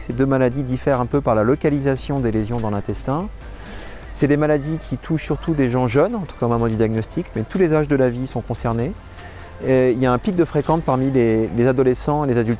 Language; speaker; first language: French; native; French